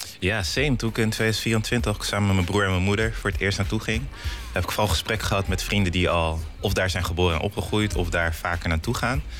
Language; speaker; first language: Dutch; early bilingual, other home language; Lingala